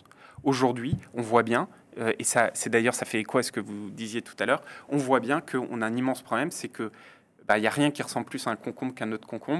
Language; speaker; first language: French; native; French